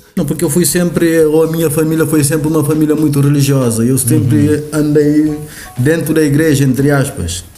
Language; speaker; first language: Portuguese; non-native, local second language; Kabuverdianu